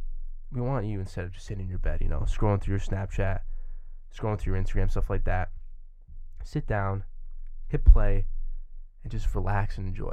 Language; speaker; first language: English; native; English